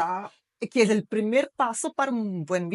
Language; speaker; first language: Spanish; non-native, fluent; Portuguese